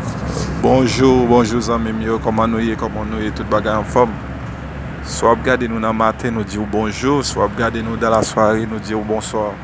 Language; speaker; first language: French; non-native, learner; Haitian Creole